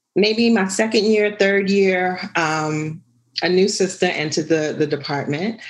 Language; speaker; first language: English; native; English